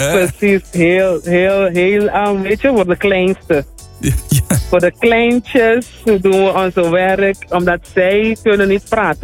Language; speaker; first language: Dutch; non-native, local second language; Papiamento